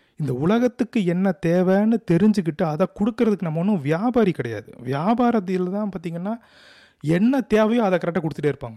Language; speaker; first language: Tamil; native; Tamil